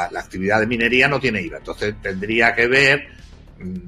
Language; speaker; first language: Spanish; native; Spanish